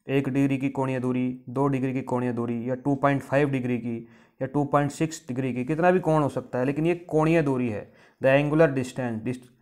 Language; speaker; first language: Hindi; native; Hindi